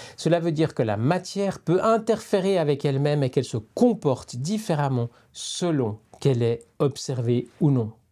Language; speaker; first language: French; native; French